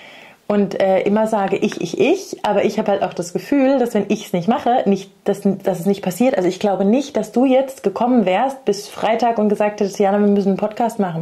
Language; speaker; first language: German; native; German